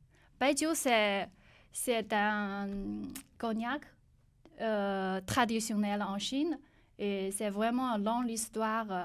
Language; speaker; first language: French; non-native, learner; Chinese